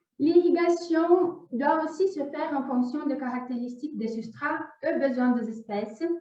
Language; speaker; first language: French; non-native, fluent; Portuguese